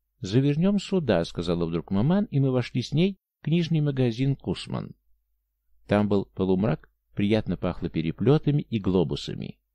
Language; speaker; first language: Russian; native; Russian